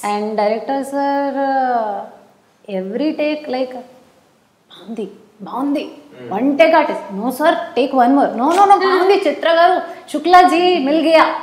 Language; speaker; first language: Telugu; non-native, learner; Hindi